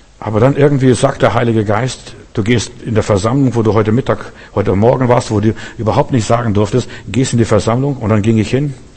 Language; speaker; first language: German; early bilingual, heritage; German